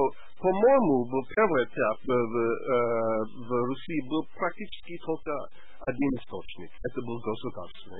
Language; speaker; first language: Russian; non-native, learner; English